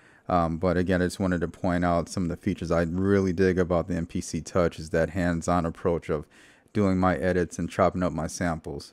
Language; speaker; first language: English; native; English